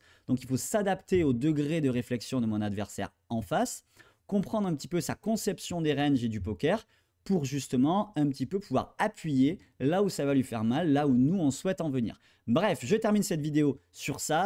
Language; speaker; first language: French; native; French